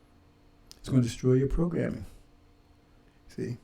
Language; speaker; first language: English; native; English